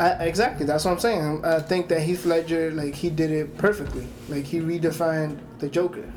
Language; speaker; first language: English; early bilingual, other home language; Spanish